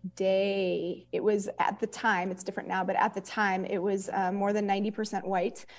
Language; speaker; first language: English; native; English